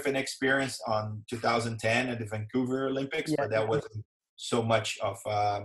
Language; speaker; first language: English; non-native, fluent; Portuguese